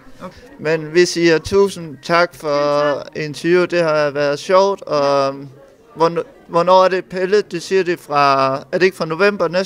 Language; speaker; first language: Danish; native; Danish